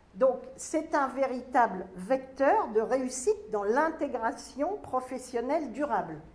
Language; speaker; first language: French; native; French